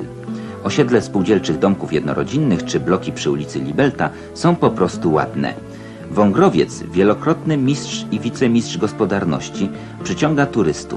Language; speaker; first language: Polish; native; Polish